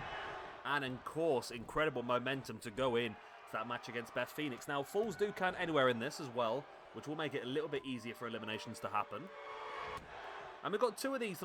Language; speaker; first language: English; native; English